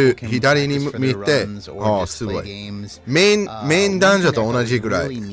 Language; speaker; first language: Japanese; non-native, learner; English